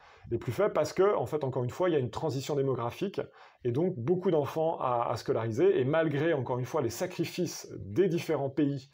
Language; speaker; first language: French; native; French